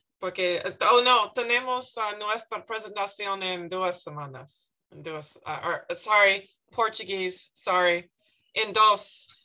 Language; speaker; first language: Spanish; non-native, learner; English